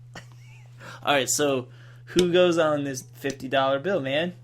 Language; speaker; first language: English; native; English